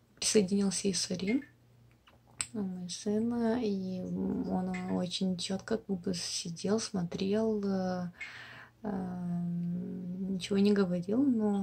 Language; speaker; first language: Russian; non-native, local second language; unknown